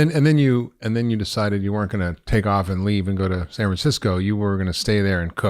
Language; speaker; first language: English; native; English